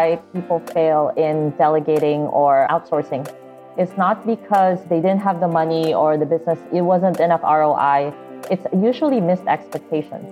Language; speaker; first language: English; non-native, local second language; Cebuano